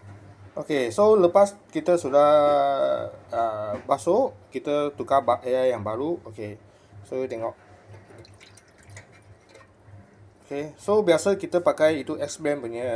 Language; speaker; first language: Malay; non-native, local second language; Chinese